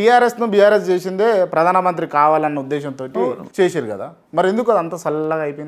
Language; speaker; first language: Telugu; native; Telugu